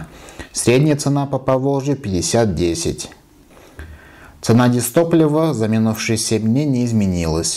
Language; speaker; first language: Russian; native; Russian